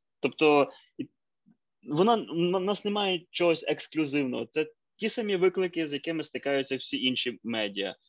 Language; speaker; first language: Ukrainian; native; Ukrainian